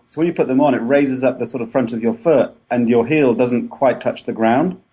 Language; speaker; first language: English; native; English